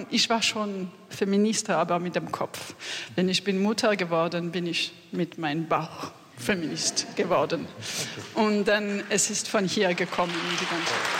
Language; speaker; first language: German; non-native, learner; French